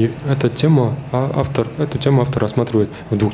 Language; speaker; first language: Russian; native; Russian